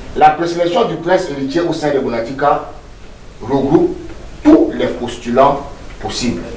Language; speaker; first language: French; non-native, local second language; Duala